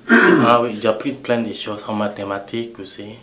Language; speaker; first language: French; non-native, local second language; Haitian Creole